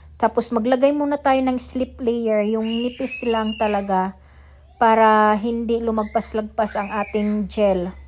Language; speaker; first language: Filipino; non-native, local second language; Cebuano